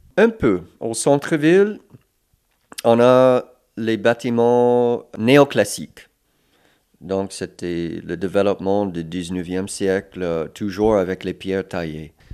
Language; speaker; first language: French; non-native, local second language; English